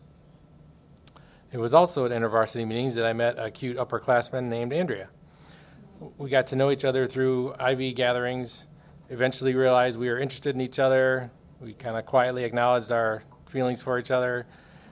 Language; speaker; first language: English; native; English